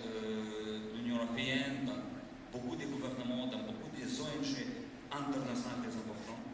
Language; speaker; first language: French; non-native, fluent; Lithuanian